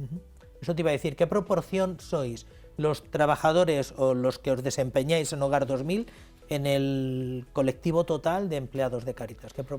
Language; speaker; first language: Spanish; native; Spanish